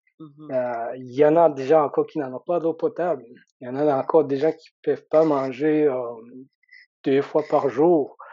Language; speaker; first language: French; non-native, local second language; Rundi